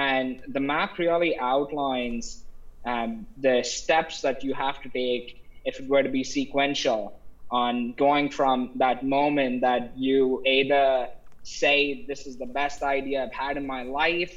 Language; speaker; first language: English; non-native, local second language; Tamil